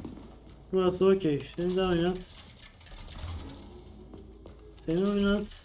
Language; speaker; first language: Turkish; native; Turkish